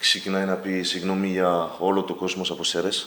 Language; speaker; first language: Greek; non-native, learner; Spanish